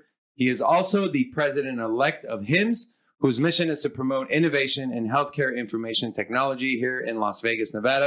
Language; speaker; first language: English; native; English